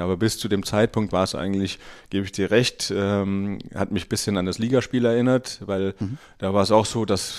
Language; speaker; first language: German; native; German